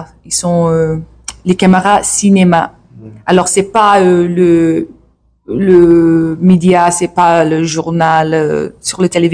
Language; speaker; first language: French; non-native, learner; English